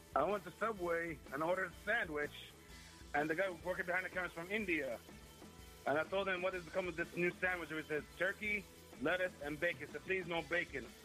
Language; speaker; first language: English; non-native, fluent; Arabic